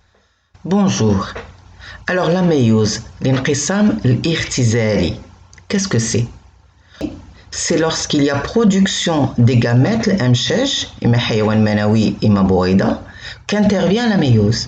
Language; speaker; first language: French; non-native, local second language; Arabic